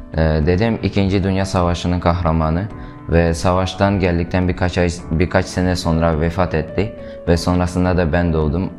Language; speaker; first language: Turkish; non-native, fluent; Uyghur